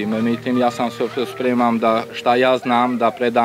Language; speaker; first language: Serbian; non-native, local second language; Hungarian